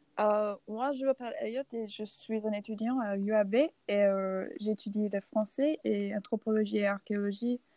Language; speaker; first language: French; non-native, learner; English